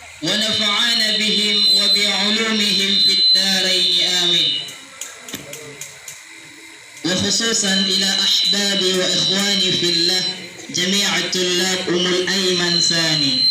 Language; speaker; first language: Arabic; non-native, learner; Indonesian